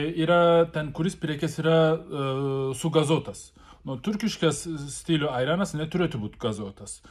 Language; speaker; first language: Lithuanian; non-native, learner; Turkish